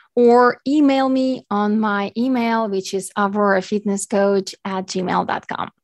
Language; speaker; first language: English; non-native, fluent; Ukrainian